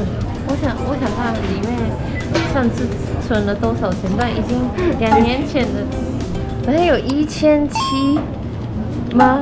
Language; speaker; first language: Chinese; non-native, fluent; Japanese